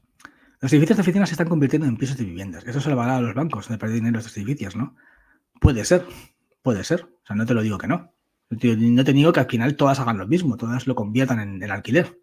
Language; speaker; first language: Spanish; native; Spanish